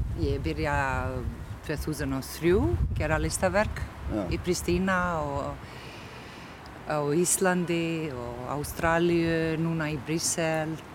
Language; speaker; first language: Icelandic; non-native, learner; Albanian